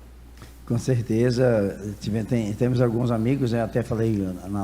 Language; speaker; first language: Portuguese; native; Portuguese